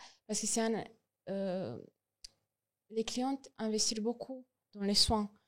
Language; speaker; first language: French; non-native, learner; Romanian